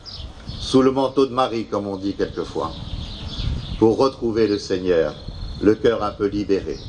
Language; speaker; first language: French; native; French